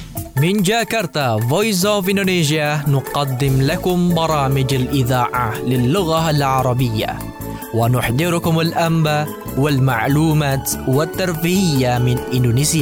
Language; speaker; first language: Arabic; non-native, fluent; Indonesian